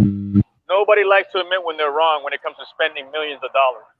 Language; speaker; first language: English; native; English